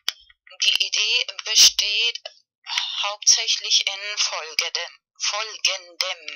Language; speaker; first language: German; non-native, learner; Spanish